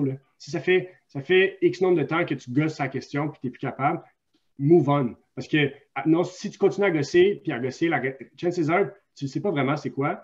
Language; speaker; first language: French; native; French